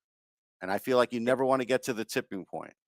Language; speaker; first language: English; native; English